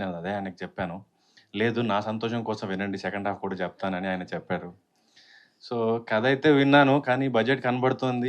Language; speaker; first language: Telugu; native; Telugu